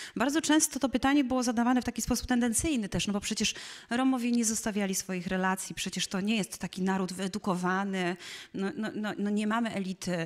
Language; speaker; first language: Polish; native; Polish